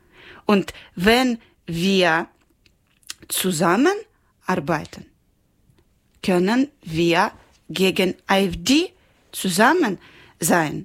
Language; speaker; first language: German; non-native, learner; Ukrainian